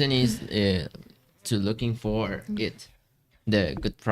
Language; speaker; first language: English; non-native, learner; Spanish